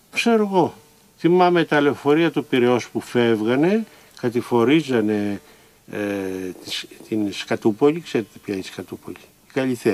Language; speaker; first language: Greek; native; Greek